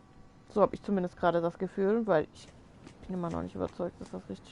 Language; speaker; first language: German; native; German